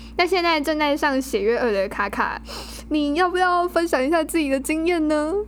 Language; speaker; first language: Chinese; native; Chinese